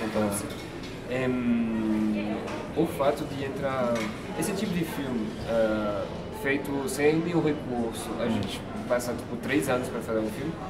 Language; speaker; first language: Portuguese; non-native, fluent; French